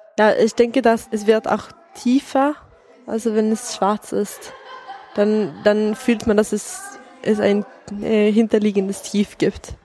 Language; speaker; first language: German; non-native, fluent; Swedish